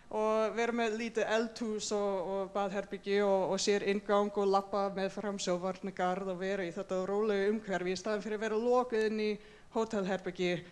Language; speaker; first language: Icelandic; non-native, fluent; English